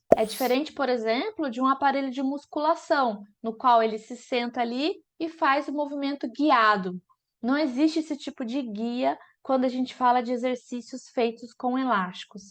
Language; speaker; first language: Portuguese; native; Portuguese